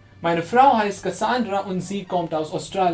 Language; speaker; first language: German; non-native, fluent; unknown